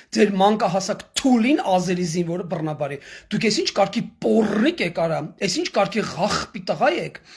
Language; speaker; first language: Armenian; native; Armenian